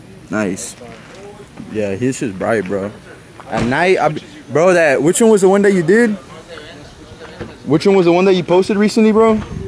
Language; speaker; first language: English; early bilingual, other home language; Spanish